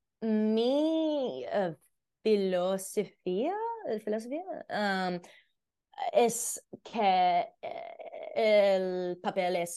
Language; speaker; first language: Spanish; non-native, learner; English